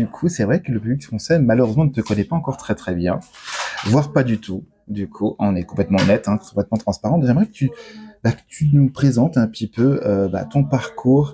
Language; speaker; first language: French; native; French